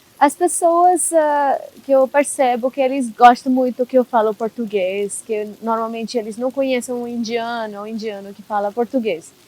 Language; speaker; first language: Portuguese; non-native, learner; Hindi